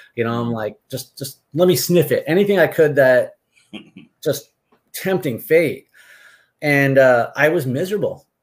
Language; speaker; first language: English; native; English